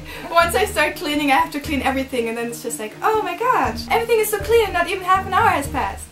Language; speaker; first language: English; non-native, fluent; German